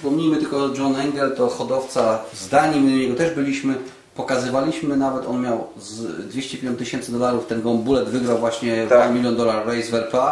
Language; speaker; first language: Polish; native; Polish